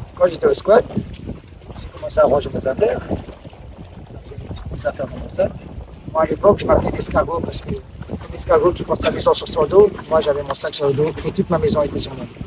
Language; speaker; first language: French; non-native, local second language; Arabic